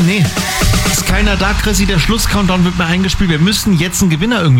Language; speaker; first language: German; native; German